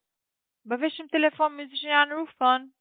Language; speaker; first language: German; non-native, learner; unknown